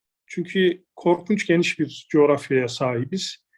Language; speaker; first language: Turkish; native; Turkish